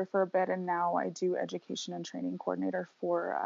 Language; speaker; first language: English; native; English